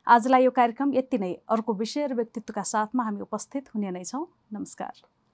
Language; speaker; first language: Nepali; native; Nepali